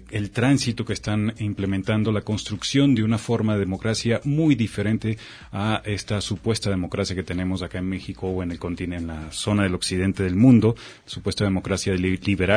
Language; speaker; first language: Spanish; native; Spanish